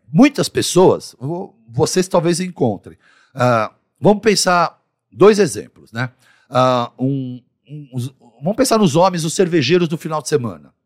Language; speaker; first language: Portuguese; early bilingual, other home language; Arabic